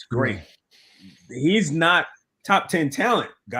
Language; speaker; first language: English; native; English